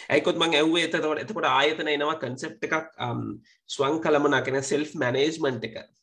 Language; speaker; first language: Sinhala; non-native, local second language; Tamil